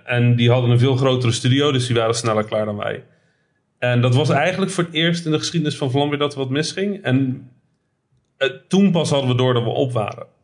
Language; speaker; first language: Dutch; early bilingual, other home language; Arabic